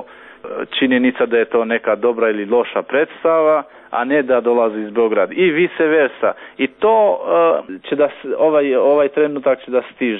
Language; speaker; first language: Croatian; non-native, local second language; Albanian